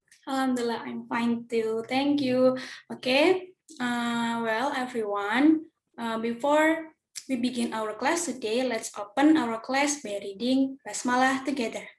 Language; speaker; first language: English; non-native, learner; Indonesian